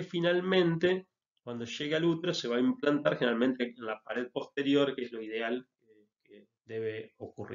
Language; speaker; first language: Spanish; native; Spanish